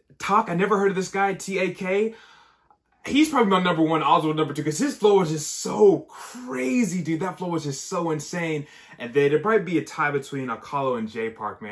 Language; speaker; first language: English; native; English